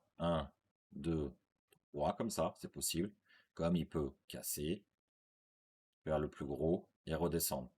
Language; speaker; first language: French; native; French